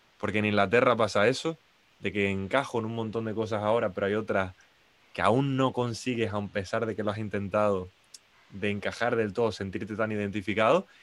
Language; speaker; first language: Spanish; native; Spanish